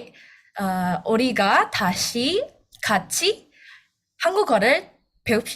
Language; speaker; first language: Korean; non-native, fluent; Indonesian